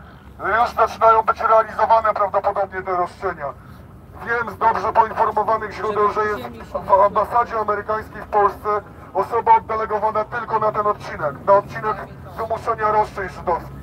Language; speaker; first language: Polish; native; Polish